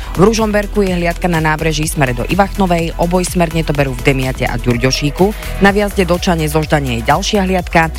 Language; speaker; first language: Slovak; native; Slovak